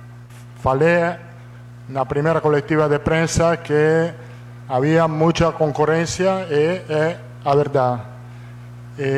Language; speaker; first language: Portuguese; non-native, fluent; Italian